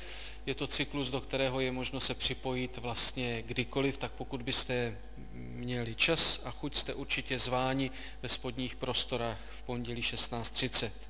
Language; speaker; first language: Czech; native; Czech